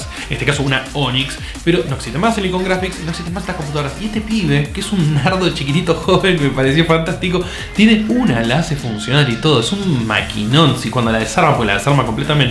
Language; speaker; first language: Spanish; native; Spanish